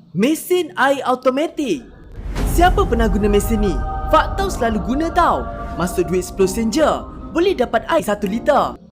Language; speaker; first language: Malay; native; Malay